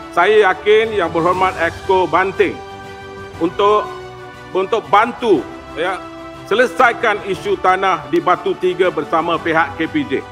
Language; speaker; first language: Malay; non-native, local second language; Tamil